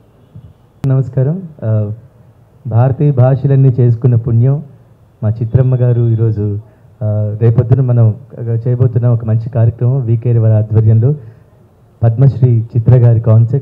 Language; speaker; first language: Telugu; native; Telugu